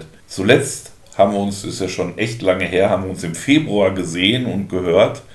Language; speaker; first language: German; native; German